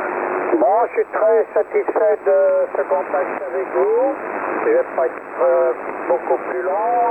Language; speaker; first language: French; native; French